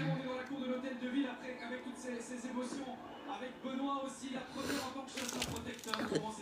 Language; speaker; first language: French; native; French